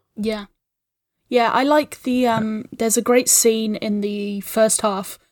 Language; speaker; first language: English; native; English